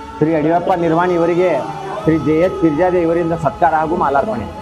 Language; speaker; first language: Kannada; non-native, local second language; Urdu